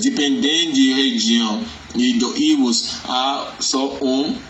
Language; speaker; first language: Portuguese; non-native, learner; Yoruba